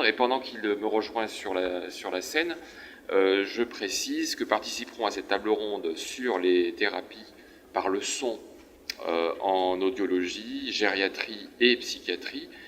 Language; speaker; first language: French; native; French